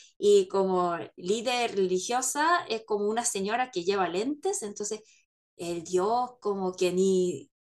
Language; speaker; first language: Spanish; non-native, fluent; Korean